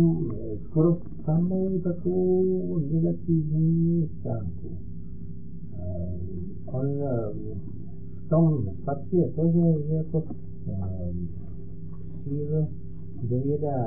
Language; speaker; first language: Czech; native; Czech